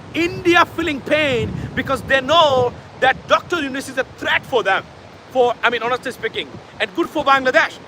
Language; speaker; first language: English; non-native, local second language; Sylheti